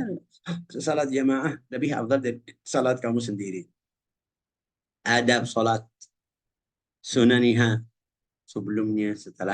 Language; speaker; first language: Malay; non-native, fluent; Arabic